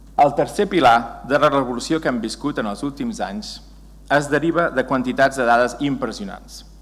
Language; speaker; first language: Catalan; native; Catalan